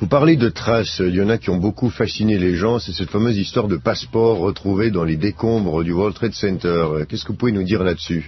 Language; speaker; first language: French; native; French